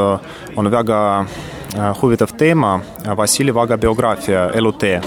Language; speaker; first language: Estonian; non-native, learner; Russian